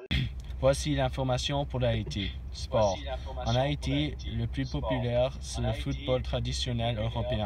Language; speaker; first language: French; non-native, learner; English